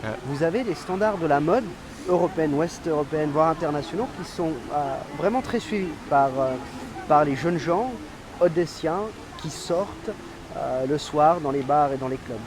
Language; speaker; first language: French; native; French